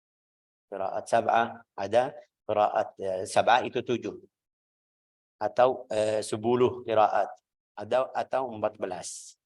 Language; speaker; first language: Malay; non-native, fluent; Arabic